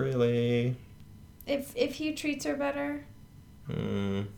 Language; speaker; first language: English; native; English